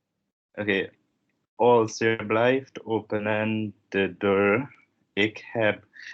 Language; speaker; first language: Dutch; non-native, learner; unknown